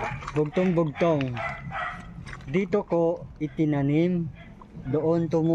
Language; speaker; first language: Filipino; native; Filipino